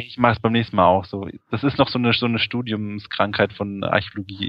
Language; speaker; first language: German; native; German